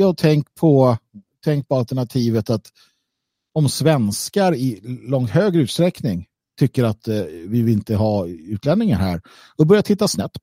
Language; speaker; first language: Swedish; native; Swedish